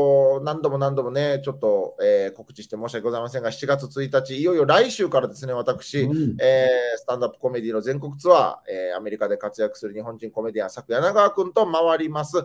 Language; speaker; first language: Japanese; native; Japanese